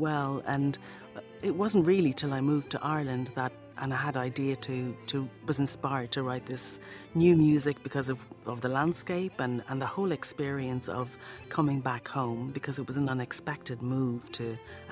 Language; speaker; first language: English; native; English